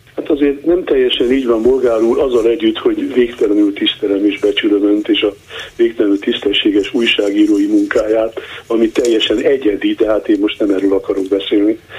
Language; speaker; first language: Hungarian; native; Hungarian